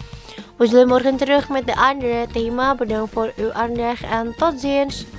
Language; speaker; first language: Dutch; non-native, learner; Indonesian